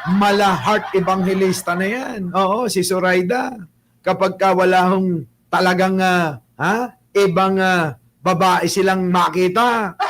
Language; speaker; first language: Filipino; native; Filipino